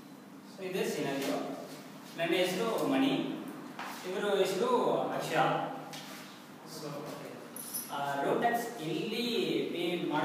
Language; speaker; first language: Kannada; non-native, learner; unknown